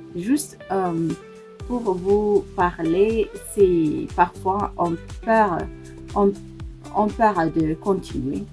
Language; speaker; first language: French; non-native, fluent; Amharic